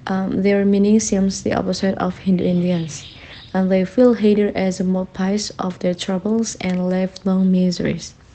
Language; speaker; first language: English; non-native, learner; Indonesian